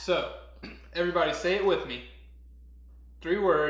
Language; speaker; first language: English; native; English